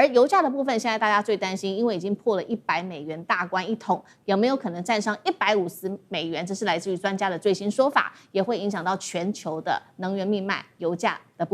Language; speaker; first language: Chinese; native; Chinese